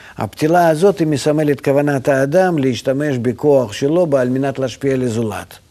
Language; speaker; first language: Hebrew; non-native, fluent; Russian